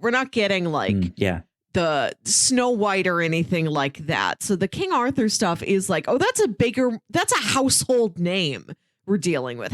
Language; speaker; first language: English; native; English